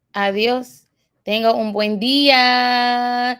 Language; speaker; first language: Spanish; non-native, learner; English